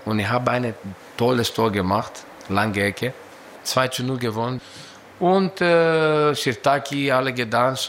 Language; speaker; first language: German; non-native, learner; Greek